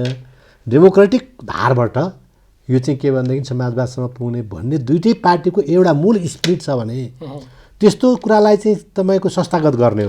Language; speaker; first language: Nepali; native; Nepali